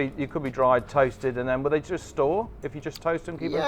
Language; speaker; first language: English; native; English